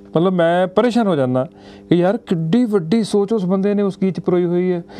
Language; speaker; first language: Punjabi; native; Punjabi